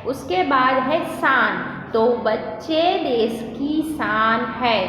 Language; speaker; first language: Hindi; non-native, local second language; Gujarati